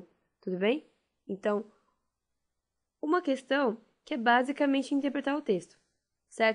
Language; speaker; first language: Portuguese; native; Portuguese